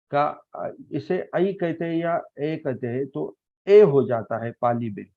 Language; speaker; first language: Hindi; non-native, local second language; Marathi